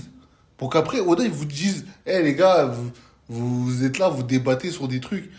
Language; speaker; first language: French; native; French